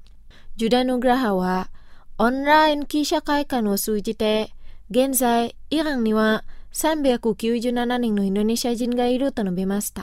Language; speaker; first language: Japanese; non-native, fluent; Indonesian